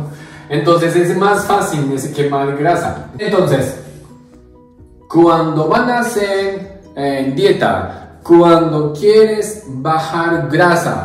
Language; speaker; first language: Spanish; non-native, learner; Japanese